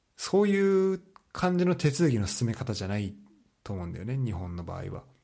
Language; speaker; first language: Japanese; native; Japanese